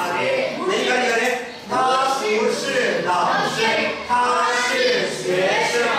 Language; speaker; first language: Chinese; non-native, learner; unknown